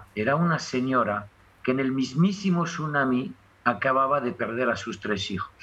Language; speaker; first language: Spanish; non-native, fluent; French